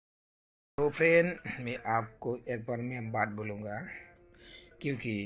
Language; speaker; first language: Hindi; non-native, local second language; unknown